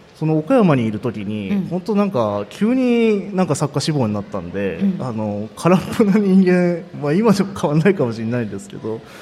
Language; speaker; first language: Japanese; native; Japanese